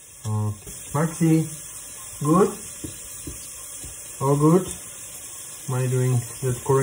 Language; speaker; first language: English; non-native, fluent; Czech